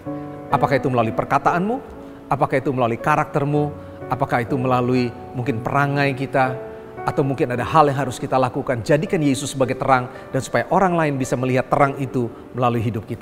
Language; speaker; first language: Indonesian; native; Indonesian